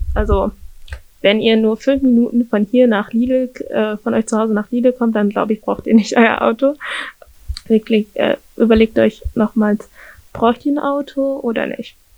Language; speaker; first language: German; early bilingual, other home language; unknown